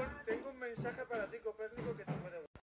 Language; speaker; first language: Spanish; native; Spanish